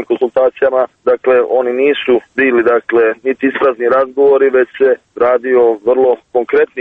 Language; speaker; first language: Serbian; native; Serbian